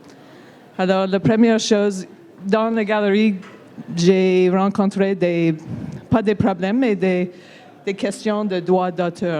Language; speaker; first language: French; non-native, local second language; English